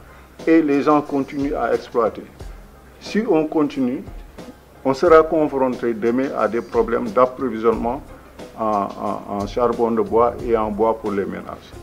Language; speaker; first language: French; non-native, local second language; Wolof